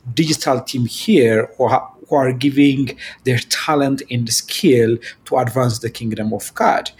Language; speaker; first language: English; non-native, fluent; Amharic